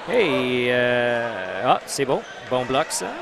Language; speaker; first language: French; non-native, local second language; English